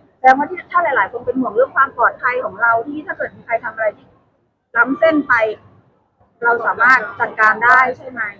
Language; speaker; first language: Thai; native; Thai